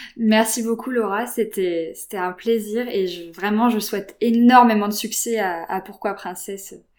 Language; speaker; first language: French; native; French